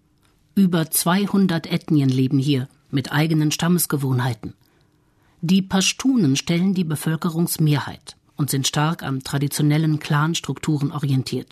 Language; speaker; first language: German; native; German